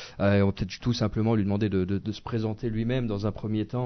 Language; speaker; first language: French; native; French